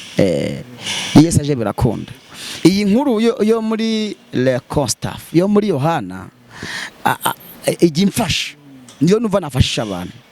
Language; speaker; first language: Kinyarwanda; native; Kinyarwanda